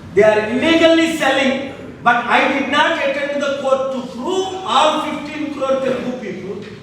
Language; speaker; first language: English; non-native, local second language; Telugu